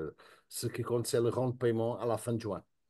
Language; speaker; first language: French; non-native, fluent; Spanish